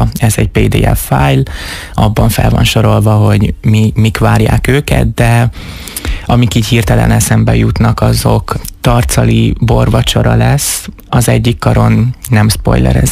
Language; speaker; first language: Hungarian; native; Hungarian